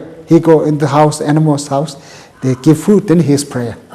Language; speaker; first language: English; non-native, local second language; Tibetan